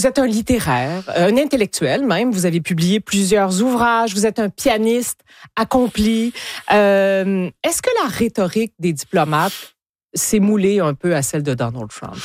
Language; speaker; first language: French; native; French